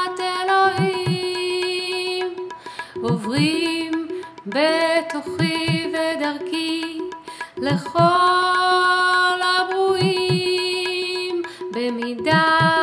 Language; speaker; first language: Hebrew; native; Hebrew